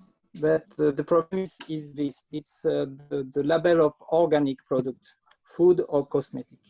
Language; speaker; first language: English; non-native, learner; French